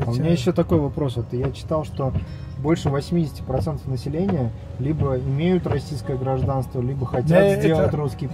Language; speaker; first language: Russian; native; Russian